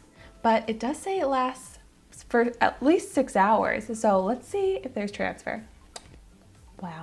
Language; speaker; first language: English; native; English